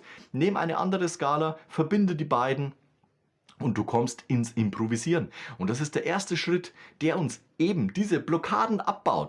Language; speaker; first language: German; native; German